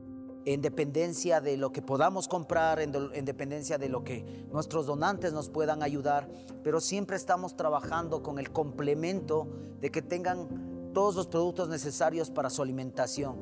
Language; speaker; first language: Spanish; native; Spanish